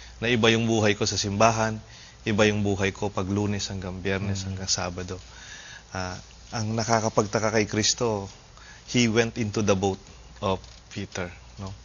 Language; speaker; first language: Filipino; native; Filipino